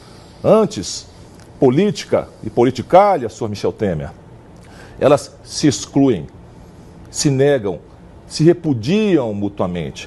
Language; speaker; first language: Portuguese; native; Portuguese